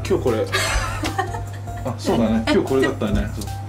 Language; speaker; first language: Japanese; native; Japanese